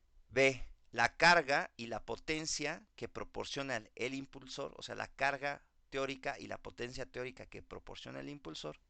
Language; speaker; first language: Spanish; native; Spanish